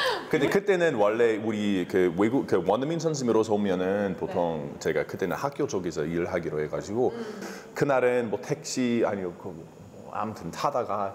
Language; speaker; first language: Korean; non-native, fluent; English